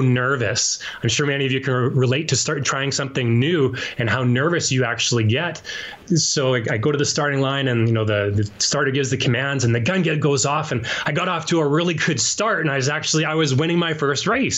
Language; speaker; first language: English; native; English